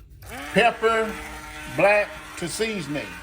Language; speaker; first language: English; native; English